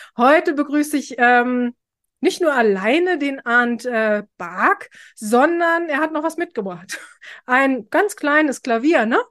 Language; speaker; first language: German; native; German